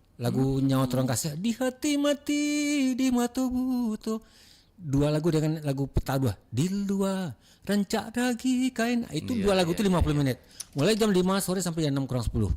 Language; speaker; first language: Indonesian; non-native, local second language; Minangkabau